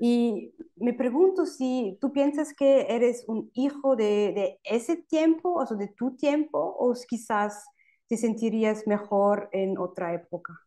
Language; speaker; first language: Spanish; non-native, fluent; German